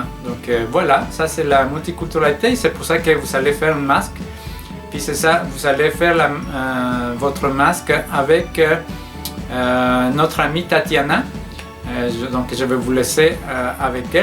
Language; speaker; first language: French; non-native, fluent; Spanish